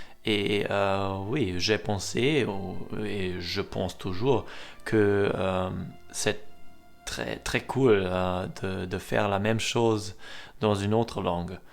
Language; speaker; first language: French; non-native, learner; German